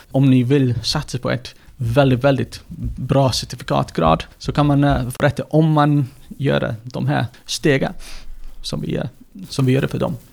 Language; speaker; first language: Swedish; non-native, fluent; English